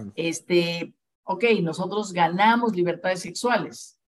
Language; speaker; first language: Spanish; native; Spanish